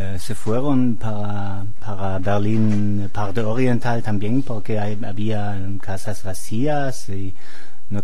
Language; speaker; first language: Spanish; non-native, fluent; German